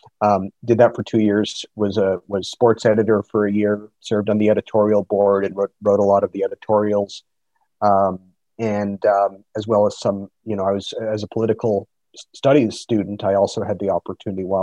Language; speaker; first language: English; native; English